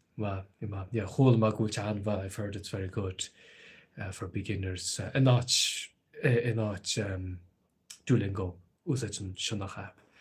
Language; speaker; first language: Irish; native; Irish